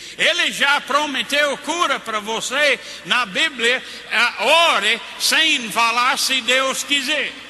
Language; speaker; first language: Portuguese; non-native, fluent; English